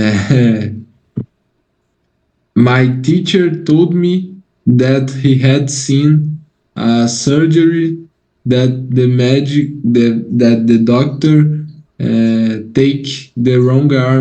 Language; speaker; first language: English; non-native, learner; Portuguese